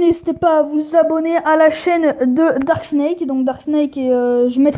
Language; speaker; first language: French; native; French